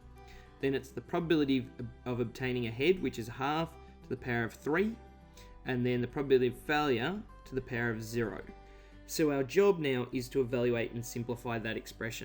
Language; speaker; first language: English; native; English